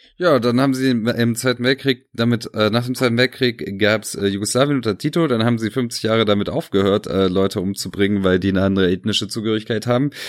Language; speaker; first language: German; early bilingual, other home language; Serbian